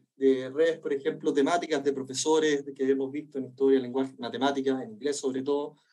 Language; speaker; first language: Spanish; native; Spanish